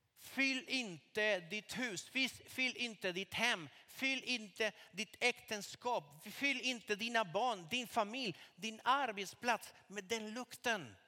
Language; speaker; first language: Swedish; non-native, fluent; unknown